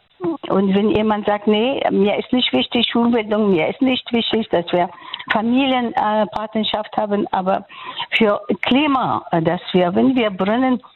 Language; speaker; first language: German; non-native, fluent; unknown